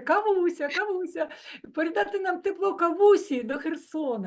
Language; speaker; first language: Ukrainian; native; Ukrainian